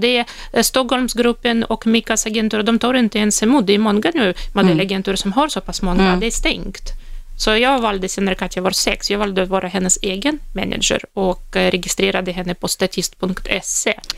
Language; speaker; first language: Swedish; non-native, fluent; Russian